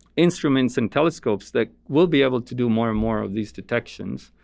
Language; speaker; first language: English; non-native, fluent; Italian